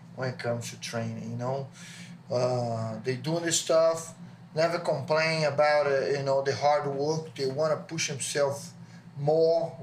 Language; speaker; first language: English; non-native, learner; Portuguese